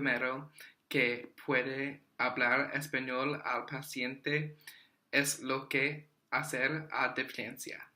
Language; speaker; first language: Spanish; non-native, learner; English